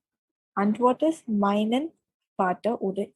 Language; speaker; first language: German; non-native, fluent; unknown